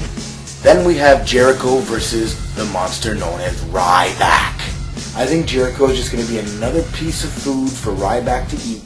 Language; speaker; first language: English; native; English